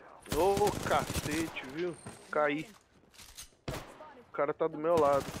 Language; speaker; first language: Portuguese; native; Portuguese